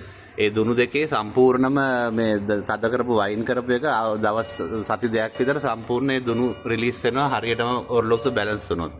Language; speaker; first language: Sinhala; native; Sinhala